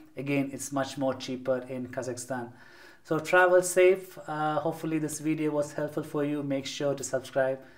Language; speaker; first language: English; non-native, local second language; Malayalam